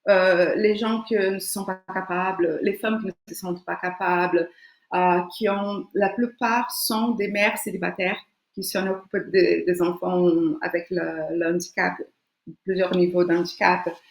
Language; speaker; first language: French; non-native, fluent; Portuguese